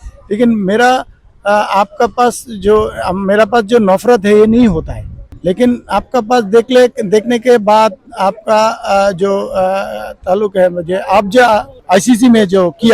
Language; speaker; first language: Hindi; non-native, learner; Bangla